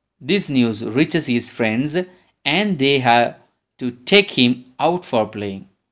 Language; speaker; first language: English; non-native, local second language; Tamil